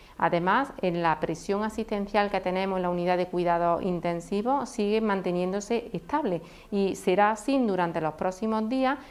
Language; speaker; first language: Spanish; native; Spanish